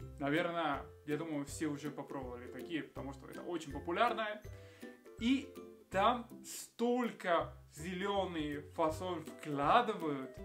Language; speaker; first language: Russian; non-native, fluent; Spanish